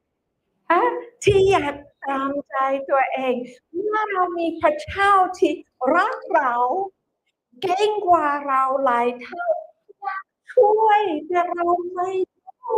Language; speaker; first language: Thai; non-native, fluent; English